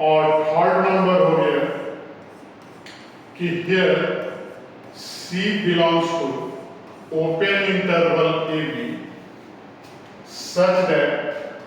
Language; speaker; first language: Hindi; native; Hindi